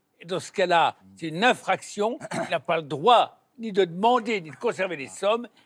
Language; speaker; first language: French; native; French